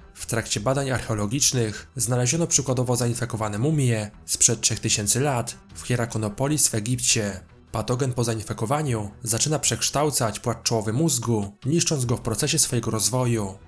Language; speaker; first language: Polish; native; Polish